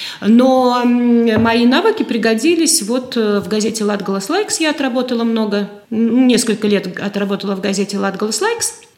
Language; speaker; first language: Russian; native; Russian